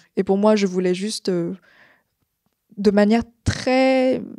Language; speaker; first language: French; non-native, fluent; Vietnamese